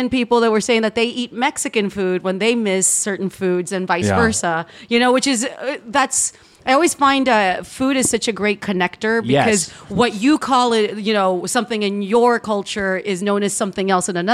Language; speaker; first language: English; native; English